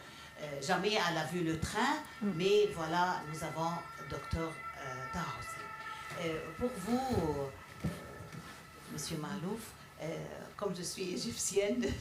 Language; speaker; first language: French; non-native, fluent; Arabic